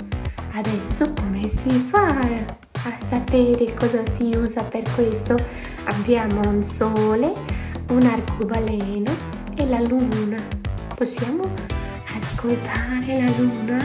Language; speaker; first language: Italian; non-native, fluent; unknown